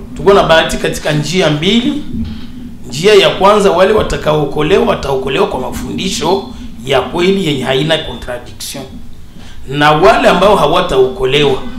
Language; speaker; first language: Swahili; native; Swahili